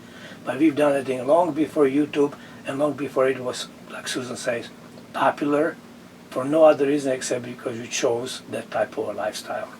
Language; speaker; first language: English; non-native, fluent; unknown